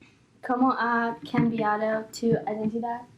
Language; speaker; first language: Spanish; non-native, learner; English